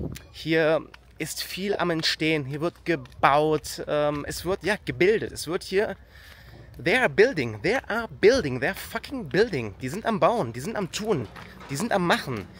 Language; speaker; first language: German; native; German